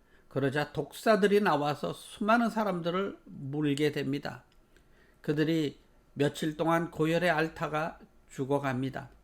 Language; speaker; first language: Korean; native; Korean